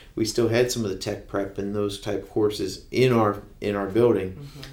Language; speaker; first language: English; native; English